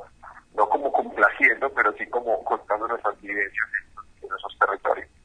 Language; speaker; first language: Spanish; native; Spanish